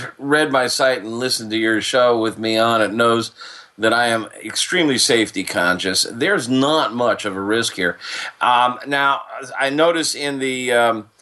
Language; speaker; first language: English; native; English